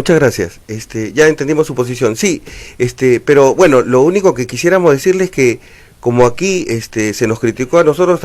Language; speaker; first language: Spanish; native; Spanish